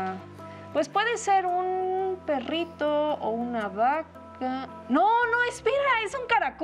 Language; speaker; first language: Spanish; native; Spanish